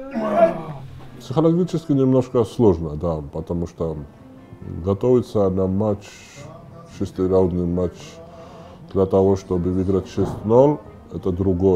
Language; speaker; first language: Russian; non-native, fluent; Georgian